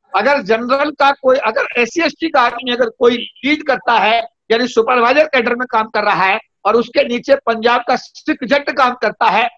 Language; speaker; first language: Hindi; native; Hindi